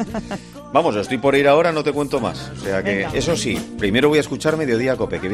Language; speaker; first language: Spanish; native; Spanish